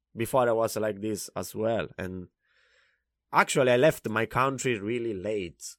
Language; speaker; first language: English; non-native, fluent; Italian